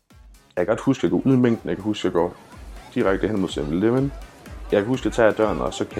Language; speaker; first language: Danish; native; Danish